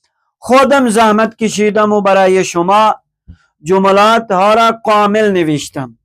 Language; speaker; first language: Persian; non-native, fluent; Urdu